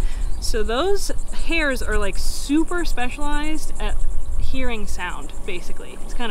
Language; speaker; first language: English; native; English